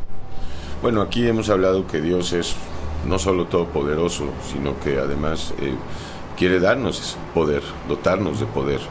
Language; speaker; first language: Spanish; native; Spanish